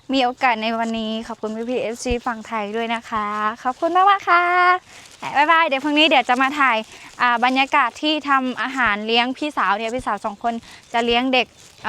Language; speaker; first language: Thai; non-native, local second language; Lao